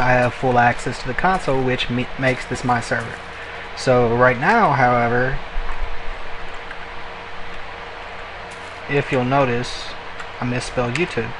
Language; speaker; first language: English; native; English